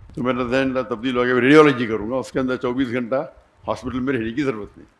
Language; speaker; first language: Urdu; non-native, local second language; Konkani